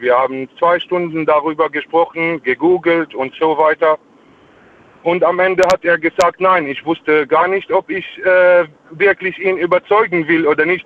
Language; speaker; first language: German; non-native, fluent; Arabic